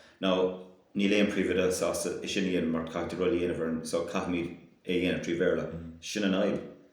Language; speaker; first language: Irish; non-native, local second language; English